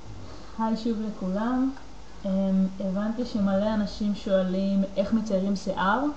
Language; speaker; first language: Hebrew; native; Hebrew